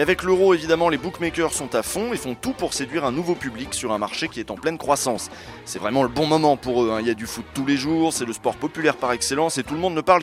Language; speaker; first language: French; native; French